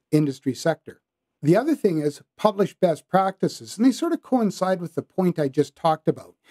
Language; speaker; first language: English; native; English